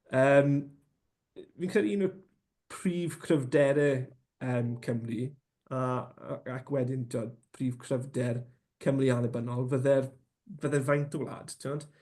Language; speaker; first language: Welsh; non-native, local second language; English